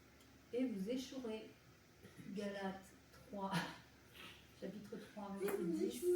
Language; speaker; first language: French; native; French